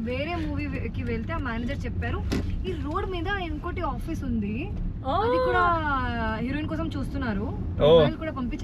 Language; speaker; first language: Telugu; non-native, fluent; Hindi